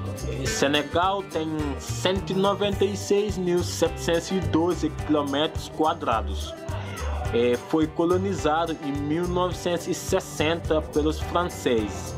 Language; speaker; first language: Portuguese; non-native, fluent; Wolof